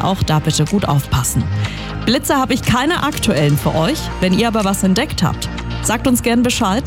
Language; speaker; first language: German; native; German